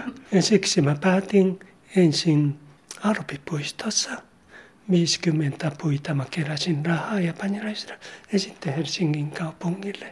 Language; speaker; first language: Finnish; non-native, learner; Japanese